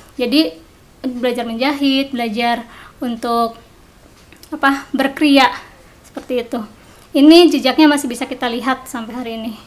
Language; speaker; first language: Indonesian; non-native, local second language; Sundanese